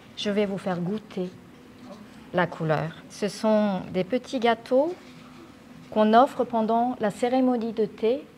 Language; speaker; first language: French; non-native, fluent; Japanese